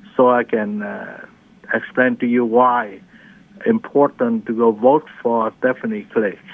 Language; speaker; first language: English; non-native, learner; Vietnamese